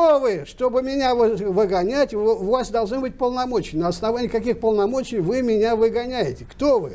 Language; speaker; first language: Russian; native; Russian